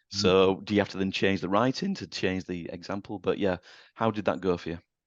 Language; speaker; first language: English; native; English